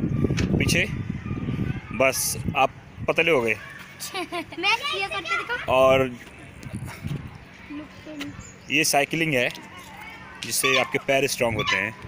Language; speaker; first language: Hindi; native; Hindi